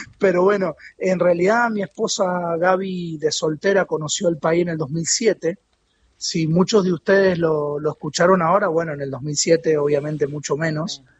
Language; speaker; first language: Spanish; native; Spanish